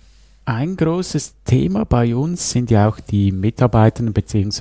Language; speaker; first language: German; native; German